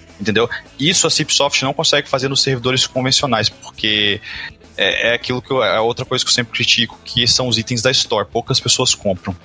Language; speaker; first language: Portuguese; native; Portuguese